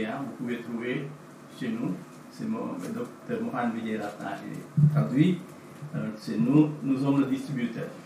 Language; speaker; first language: French; non-native, fluent; Sinhala